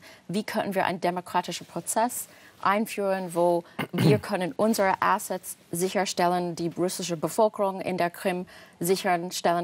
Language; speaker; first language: German; non-native, fluent; English